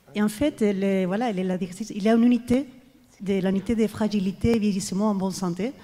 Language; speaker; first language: French; non-native, fluent; Spanish